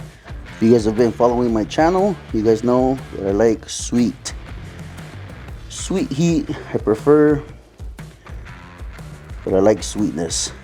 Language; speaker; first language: English; native; English